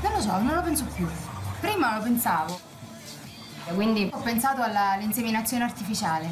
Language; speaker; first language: Italian; native; Italian